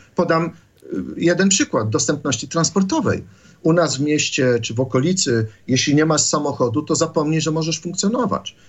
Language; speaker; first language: Polish; native; Polish